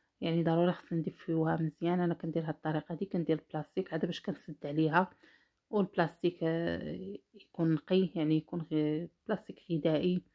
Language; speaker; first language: Arabic; native; Arabic